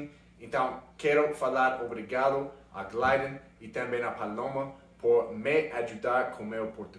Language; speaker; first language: Portuguese; non-native, learner; English